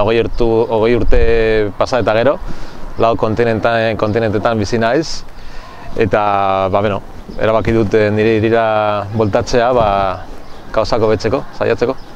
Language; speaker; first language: Basque; non-native, local second language; Spanish